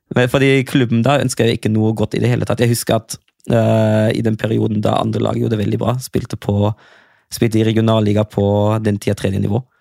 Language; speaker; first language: Norwegian; non-native, fluent; German